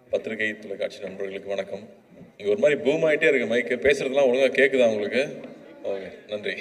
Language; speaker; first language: Tamil; native; Tamil